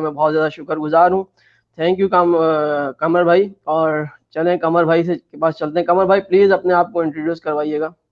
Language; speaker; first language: Hindi; non-native, fluent; Urdu